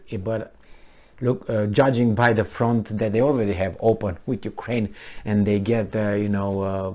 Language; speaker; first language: English; non-native, fluent; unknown